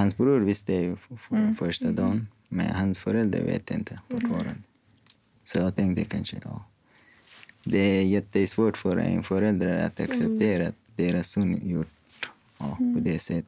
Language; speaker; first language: Swedish; non-native, fluent; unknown